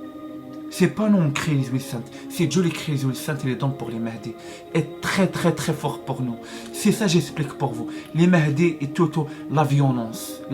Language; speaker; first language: French; non-native, learner; Arabic